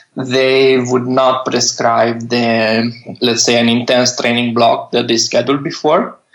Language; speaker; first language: English; non-native, fluent; Italian